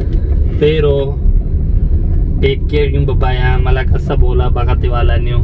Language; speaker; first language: Filipino; non-native, learner; Punjabi